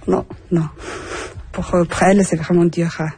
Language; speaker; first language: French; non-native, learner; Turkish